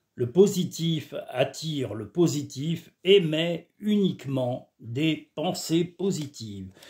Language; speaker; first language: French; native; French